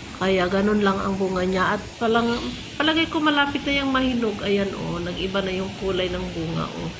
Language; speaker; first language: Filipino; native; Filipino